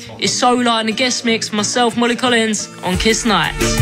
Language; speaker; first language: English; native; English